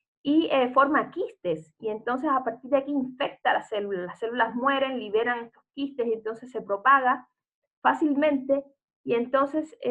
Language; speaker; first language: Spanish; native; Spanish